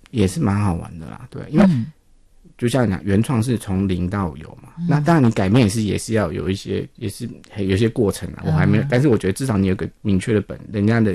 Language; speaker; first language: Chinese; non-native, local second language; Min Nan Chinese